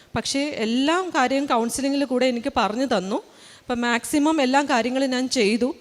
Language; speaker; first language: Malayalam; early bilingual, heritage; Malayalam